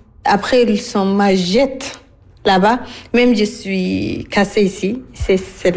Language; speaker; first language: French; non-native, learner; Arabic